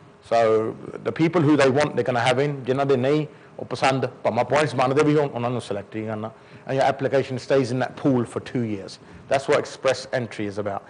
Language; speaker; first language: Punjabi; early bilingual, heritage; Punjabi